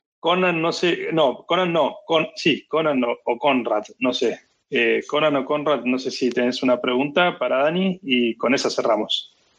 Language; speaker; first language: Spanish; native; Spanish